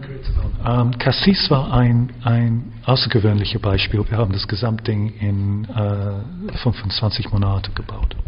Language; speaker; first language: German; non-native, fluent; English